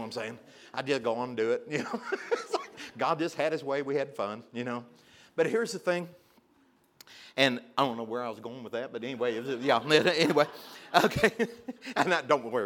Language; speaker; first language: English; native; English